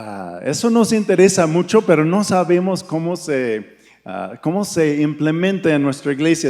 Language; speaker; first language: Spanish; non-native, fluent; English